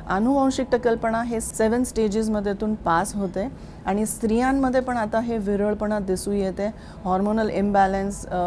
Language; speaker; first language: Marathi; non-native, local second language; Hindi